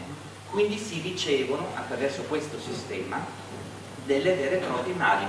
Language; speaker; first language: Italian; native; Italian